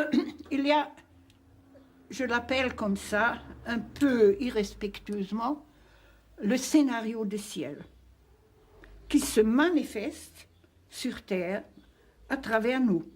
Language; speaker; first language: French; non-native, fluent; Hungarian